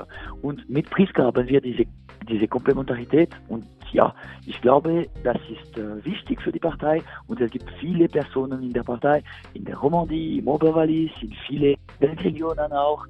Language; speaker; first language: German; non-native, local second language; French